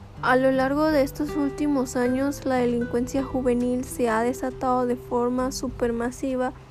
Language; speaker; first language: Spanish; native; Spanish